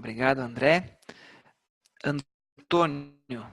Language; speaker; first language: Portuguese; native; Portuguese